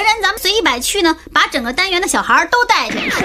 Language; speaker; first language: Chinese; native; Chinese